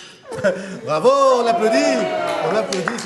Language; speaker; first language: French; native; French